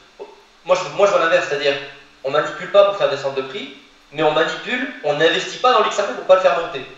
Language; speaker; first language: French; native; French